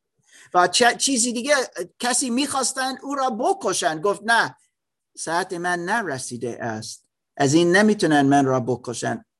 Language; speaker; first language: Persian; non-native, learner; German